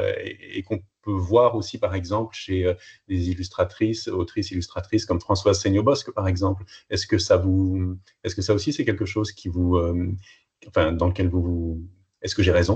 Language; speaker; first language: French; native; French